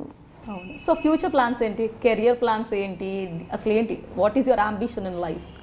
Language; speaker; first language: Telugu; native; Telugu